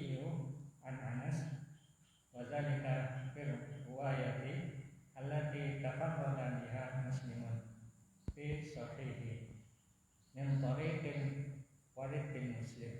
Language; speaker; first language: Arabic; non-native, learner; Indonesian